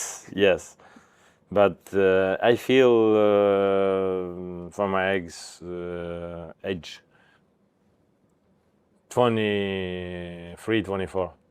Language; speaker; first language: English; non-native, learner; Ukrainian